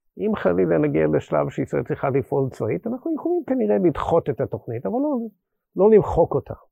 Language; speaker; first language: Hebrew; non-native, fluent; English